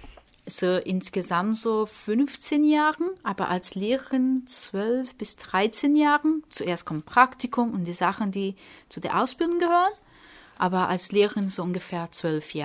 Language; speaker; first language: German; non-native, fluent; Portuguese